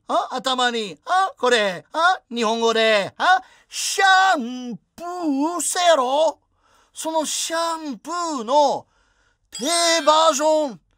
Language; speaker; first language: Japanese; non-native, fluent; English